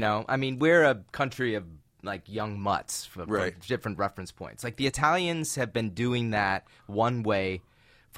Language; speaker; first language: English; native; English